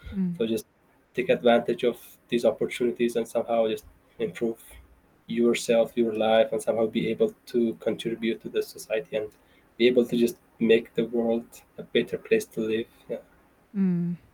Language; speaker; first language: English; non-native, fluent; Persian